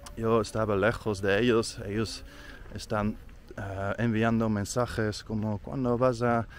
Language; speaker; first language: Spanish; non-native, fluent; Dutch